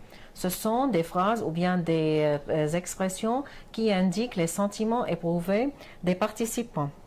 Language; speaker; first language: French; non-native, fluent; Arabic